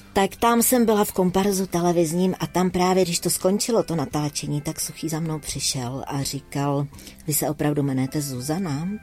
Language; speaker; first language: Czech; native; Czech